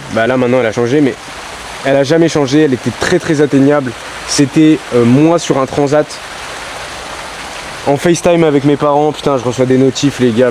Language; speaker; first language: French; native; French